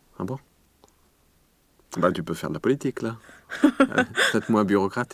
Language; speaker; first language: French; native; French